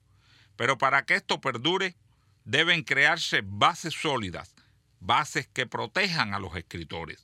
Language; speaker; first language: Spanish; native; Spanish